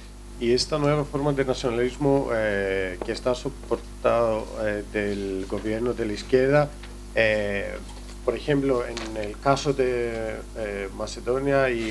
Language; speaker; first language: Spanish; non-native, learner; Greek